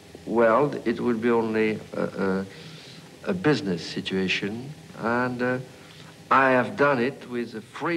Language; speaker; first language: English; non-native, learner; French